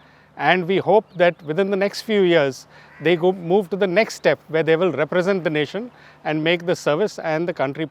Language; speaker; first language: English; non-native, fluent; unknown